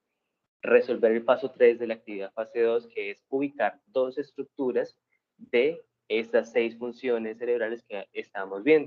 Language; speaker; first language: Spanish; native; Spanish